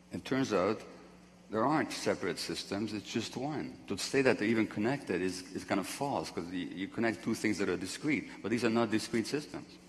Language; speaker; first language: English; non-native, fluent; Hungarian